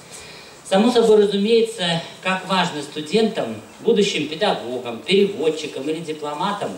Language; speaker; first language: Russian; native; Russian